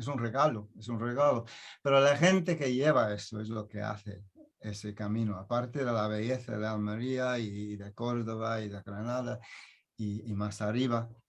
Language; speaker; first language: Spanish; non-native, fluent; English